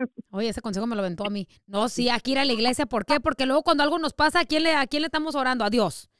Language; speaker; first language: Spanish; early bilingual, heritage; Spanish